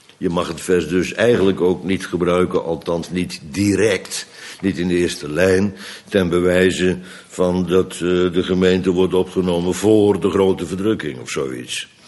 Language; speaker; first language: Dutch; native; Dutch